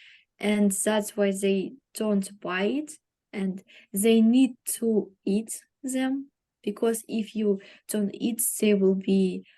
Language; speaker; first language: English; non-native, learner; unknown